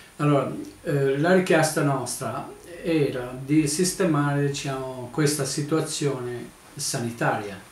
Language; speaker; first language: Italian; non-native, learner; Albanian